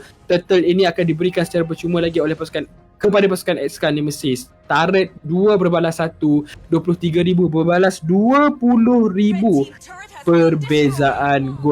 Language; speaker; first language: Malay; native; Malay